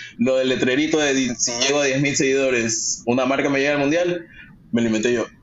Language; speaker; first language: Spanish; early bilingual, heritage; Spanish